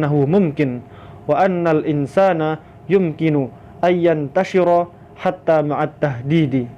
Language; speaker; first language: Arabic; non-native, fluent; Indonesian